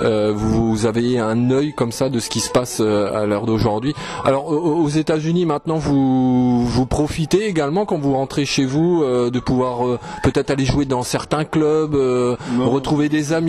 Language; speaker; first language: French; native; French